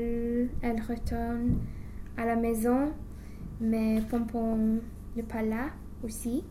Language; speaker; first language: French; non-native, learner; English